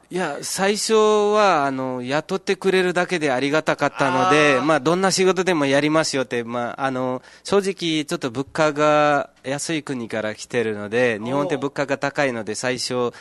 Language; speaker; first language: Japanese; non-native, fluent; Nepali